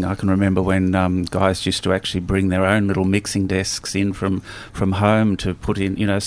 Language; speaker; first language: English; native; English